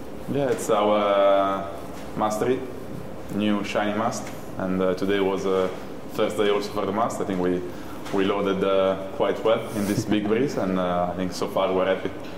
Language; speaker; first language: English; non-native, fluent; Italian